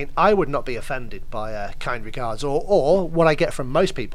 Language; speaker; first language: English; native; English